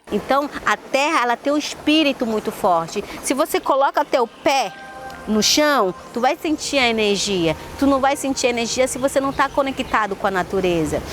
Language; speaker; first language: Portuguese; non-native, local second language; Ticuna